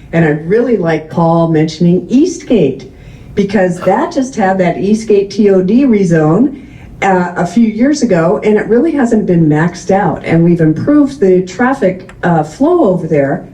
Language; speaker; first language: English; native; English